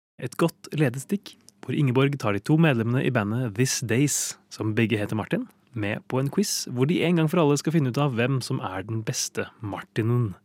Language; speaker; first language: Norwegian; native; Norwegian